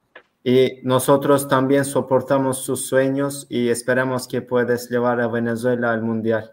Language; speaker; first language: Spanish; non-native, learner; Turkish